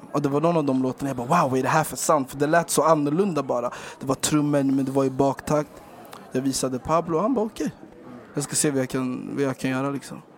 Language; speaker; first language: Swedish; native; Swedish